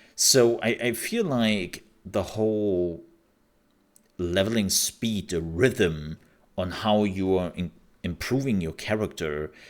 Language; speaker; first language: English; non-native, fluent; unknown